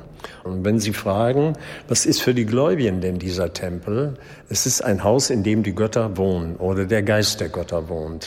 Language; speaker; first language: German; native; German